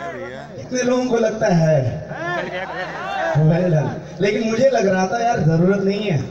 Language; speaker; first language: Hindi; native; Hindi